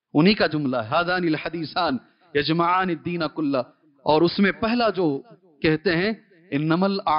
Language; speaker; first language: Urdu; native; Urdu